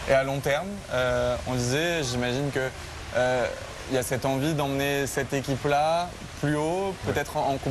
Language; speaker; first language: French; native; French